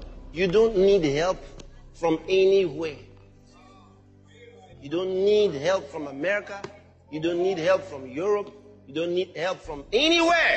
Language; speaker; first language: English; non-native, local second language; Yoruba